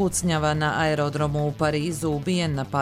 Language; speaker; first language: Serbian; native; Serbian